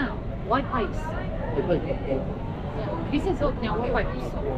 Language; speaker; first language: Korean; non-native, learner; Greek